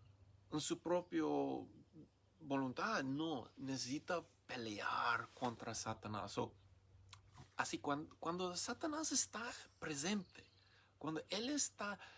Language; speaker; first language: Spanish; non-native, learner; English